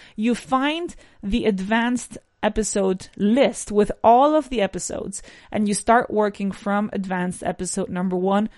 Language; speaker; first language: English; non-native, fluent; Spanish